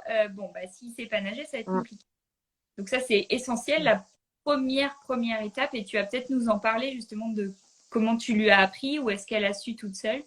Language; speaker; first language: French; native; French